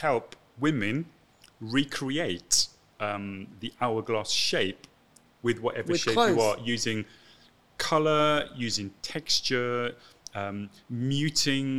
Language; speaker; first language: English; native; English